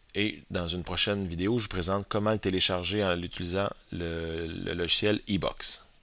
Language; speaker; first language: French; native; French